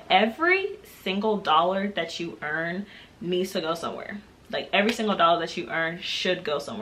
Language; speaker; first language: English; native; English